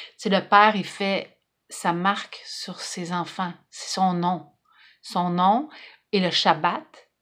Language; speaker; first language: French; native; French